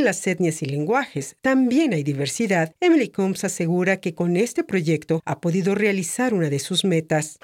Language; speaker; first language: Spanish; native; Spanish